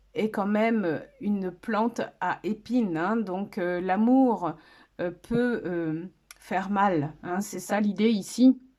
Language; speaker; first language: French; native; French